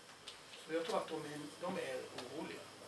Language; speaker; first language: Swedish; non-native, fluent; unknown